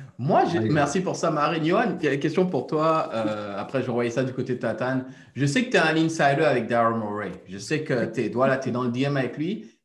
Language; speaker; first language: French; native; French